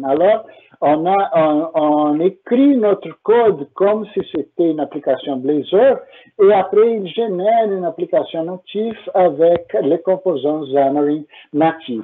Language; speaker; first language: French; non-native, fluent; Portuguese